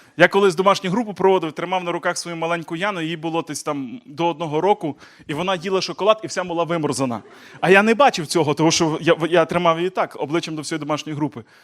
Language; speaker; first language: Ukrainian; native; Ukrainian